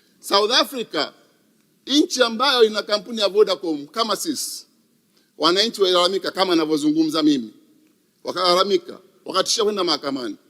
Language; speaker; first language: Swahili; native; Swahili